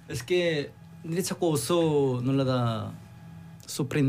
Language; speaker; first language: Basque; non-native, learner; Korean